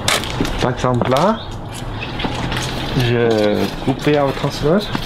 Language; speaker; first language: French; non-native, learner; Chinese